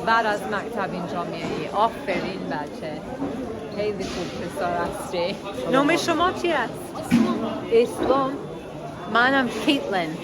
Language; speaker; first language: Persian; non-native, learner; English